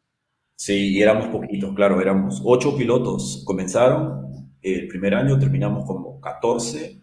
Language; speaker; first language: Spanish; native; Spanish